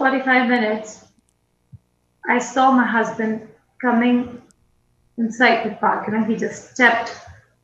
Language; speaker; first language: English; non-native, local second language; Hindi